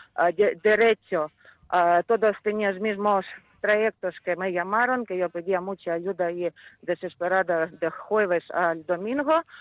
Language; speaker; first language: Spanish; non-native, fluent; Ukrainian